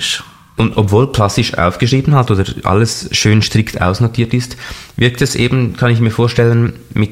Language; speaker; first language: German; native; German